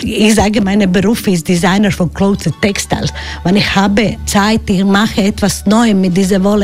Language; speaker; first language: German; non-native, learner; Croatian